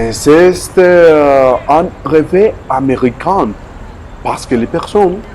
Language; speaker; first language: French; non-native, learner; Spanish